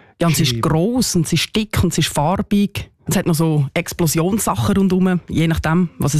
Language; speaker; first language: German; native; German